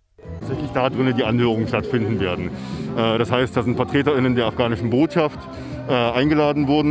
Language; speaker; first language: German; native; German